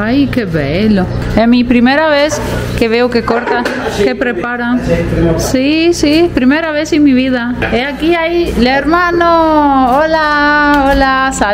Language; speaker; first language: Spanish; non-native, fluent; Italian